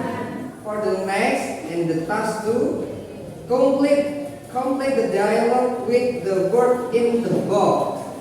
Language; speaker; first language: English; non-native, fluent; Indonesian